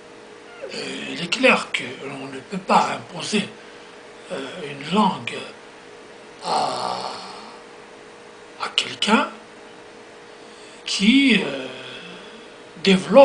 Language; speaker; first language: French; non-native, local second language; Kabyle